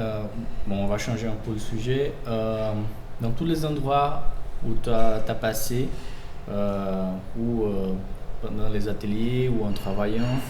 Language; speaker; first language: French; non-native, fluent; Portuguese